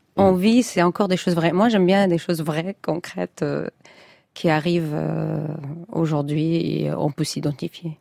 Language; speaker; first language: French; non-native, fluent; Russian